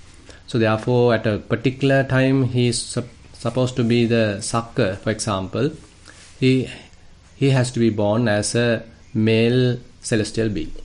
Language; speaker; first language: English; non-native, local second language; Sinhala